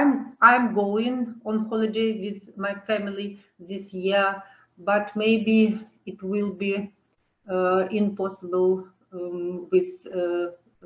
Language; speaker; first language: English; non-native, learner; Ukrainian